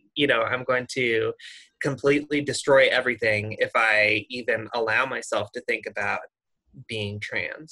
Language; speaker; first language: English; native; English